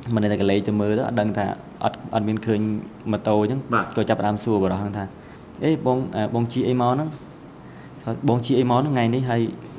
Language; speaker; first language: Khmer; native; Khmer